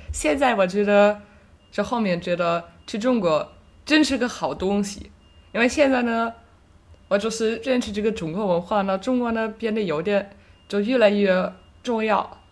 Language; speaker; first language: Chinese; non-native, fluent; German